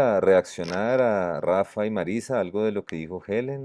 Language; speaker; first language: Spanish; native; Spanish